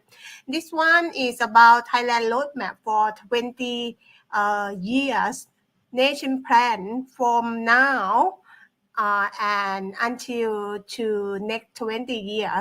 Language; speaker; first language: English; non-native, learner; Thai